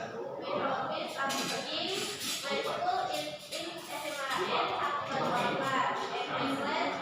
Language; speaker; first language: English; non-native, learner; Indonesian